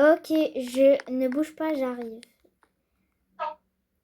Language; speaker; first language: French; native; French